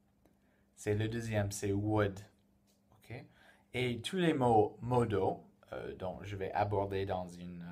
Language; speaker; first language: French; non-native, fluent; English